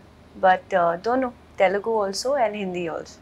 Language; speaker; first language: Hindi; native; Hindi